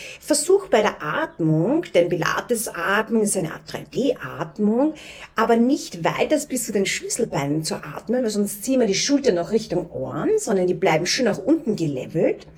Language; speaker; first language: German; native; German